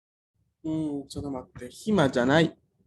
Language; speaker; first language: Japanese; non-native, fluent; Spanish